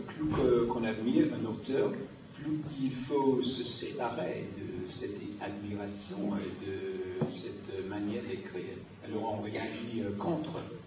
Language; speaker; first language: French; non-native, fluent; English